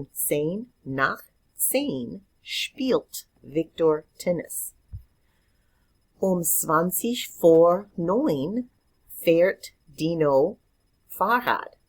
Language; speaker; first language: German; non-native, fluent; English